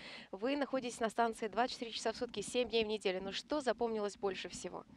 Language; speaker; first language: Russian; native; Russian